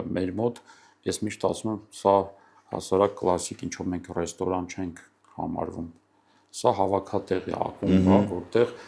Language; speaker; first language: Armenian; native; Armenian